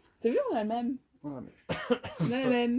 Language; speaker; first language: French; native; French